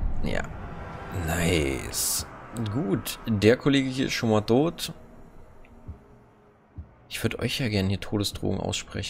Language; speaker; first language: German; native; German